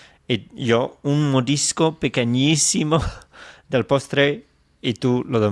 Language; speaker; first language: Spanish; non-native, fluent; English